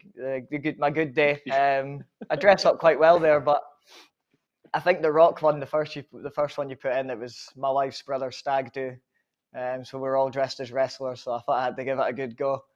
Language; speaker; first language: English; native; English